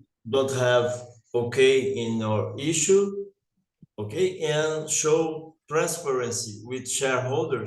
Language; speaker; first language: English; non-native, learner; Portuguese